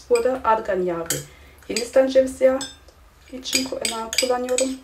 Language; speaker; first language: Turkish; non-native, fluent; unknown